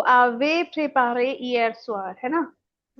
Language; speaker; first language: French; non-native, fluent; Hindi